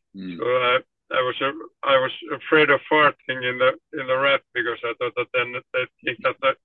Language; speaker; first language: English; non-native, fluent; Finnish